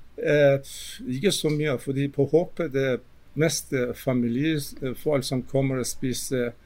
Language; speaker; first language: Norwegian; non-native, fluent; Persian